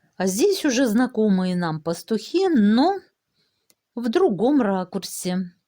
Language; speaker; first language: Russian; native; Russian